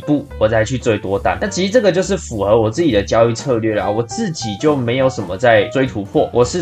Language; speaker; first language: Chinese; native; Chinese